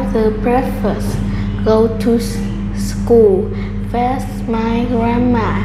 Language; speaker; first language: English; non-native, learner; Vietnamese